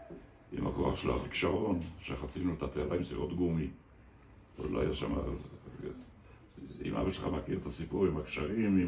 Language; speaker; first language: Hebrew; early bilingual, other home language; German